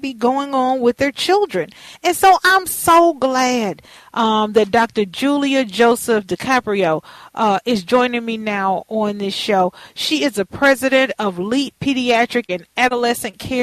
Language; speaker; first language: English; native; English